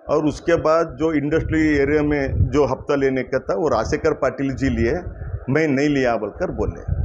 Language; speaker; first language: Hindi; non-native, local second language; Kannada